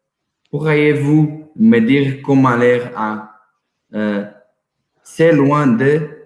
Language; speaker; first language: French; non-native, learner; Portuguese